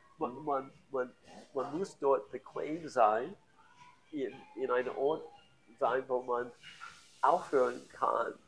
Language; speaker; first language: German; non-native, learner; English